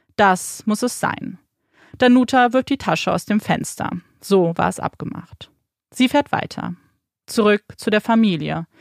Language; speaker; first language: German; native; German